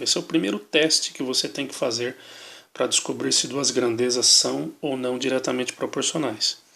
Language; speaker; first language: Portuguese; native; Portuguese